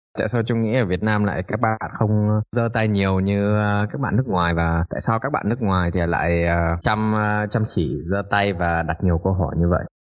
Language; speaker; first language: Vietnamese; native; Vietnamese